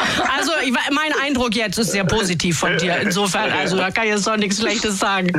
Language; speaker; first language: German; native; German